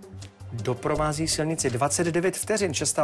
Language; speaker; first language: Czech; native; Czech